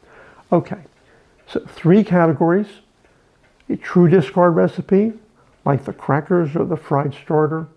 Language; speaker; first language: English; native; English